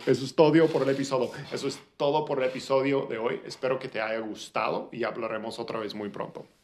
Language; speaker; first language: Spanish; non-native, fluent; English